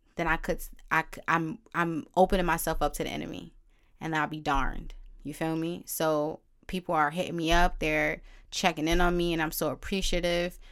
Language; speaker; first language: English; native; English